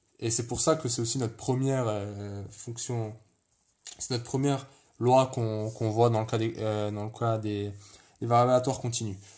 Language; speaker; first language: French; native; French